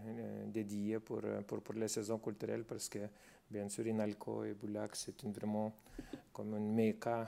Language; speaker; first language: French; non-native, fluent; Lithuanian